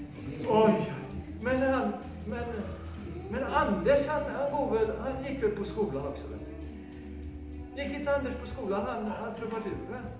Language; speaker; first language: Swedish; native; Swedish